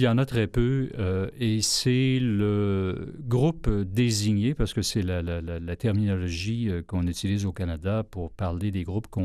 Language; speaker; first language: French; native; French